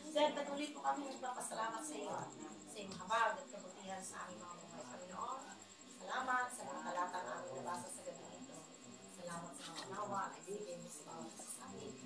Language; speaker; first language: Filipino; non-native, local second language; Waray